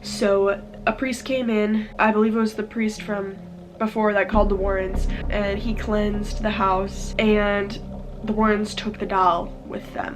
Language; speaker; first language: English; native; English